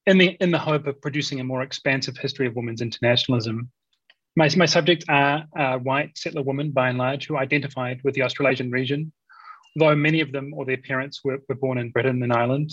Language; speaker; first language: English; native; English